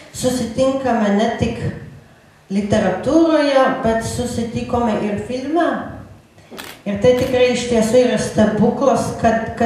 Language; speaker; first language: Lithuanian; non-native, fluent; Latvian